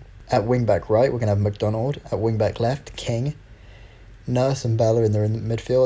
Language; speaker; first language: English; native; English